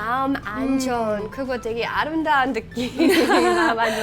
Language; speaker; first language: Korean; non-native, fluent; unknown